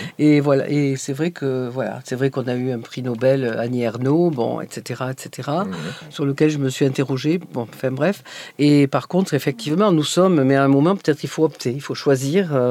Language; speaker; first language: French; native; French